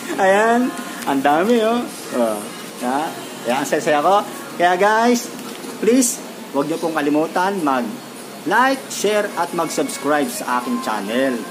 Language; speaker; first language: Filipino; native; Filipino